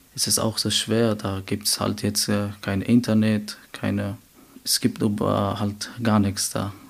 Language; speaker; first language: German; non-native, learner; Persian